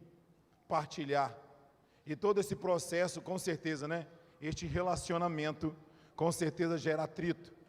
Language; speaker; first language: Portuguese; native; Portuguese